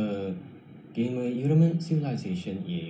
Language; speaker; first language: Korean; non-native, learner; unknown